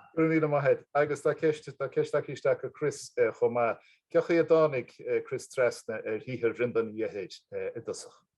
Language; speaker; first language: Irish; native; Irish